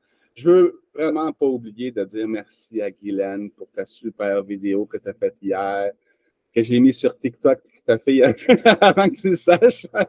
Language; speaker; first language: French; native; French